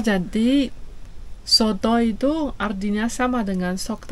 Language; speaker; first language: Indonesian; non-native, fluent; Chinese